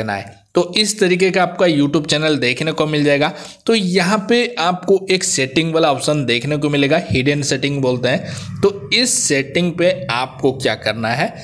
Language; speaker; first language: Hindi; non-native, local second language; Odia